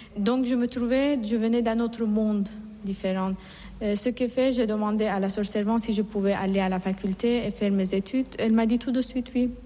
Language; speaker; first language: French; non-native, fluent; Persian